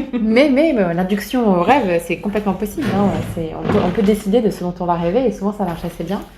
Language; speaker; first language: French; native; French